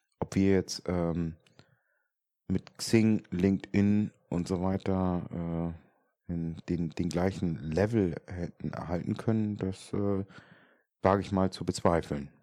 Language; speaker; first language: German; native; German